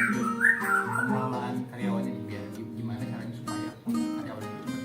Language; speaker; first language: Indonesian; native; Indonesian